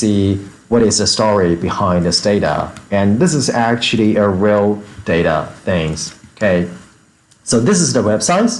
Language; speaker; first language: English; non-native, fluent; Chinese